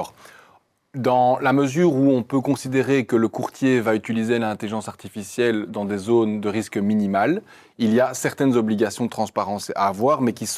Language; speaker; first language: French; native; French